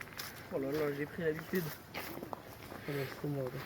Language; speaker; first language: French; native; French